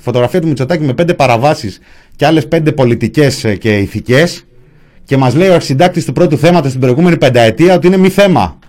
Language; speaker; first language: Greek; native; Greek